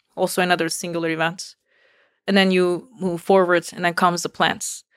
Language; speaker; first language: English; non-native, fluent; Turkish